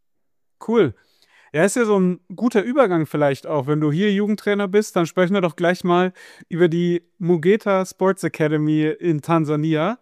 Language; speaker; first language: German; native; German